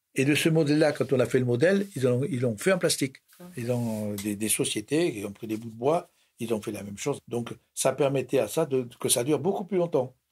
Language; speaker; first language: French; native; French